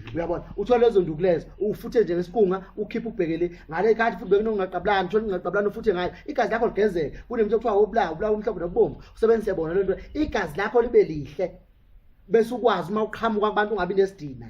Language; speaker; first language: Zulu; native; Zulu